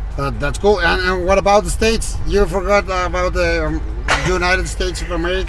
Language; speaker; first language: English; non-native, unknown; Spanish